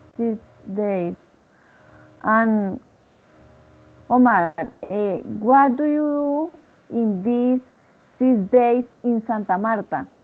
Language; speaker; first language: English; non-native, learner; Spanish